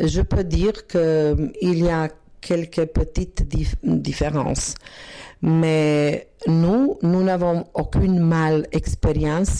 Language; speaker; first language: French; non-native, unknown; Croatian